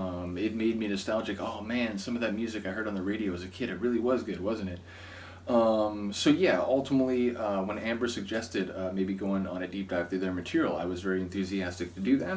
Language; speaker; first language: English; native; English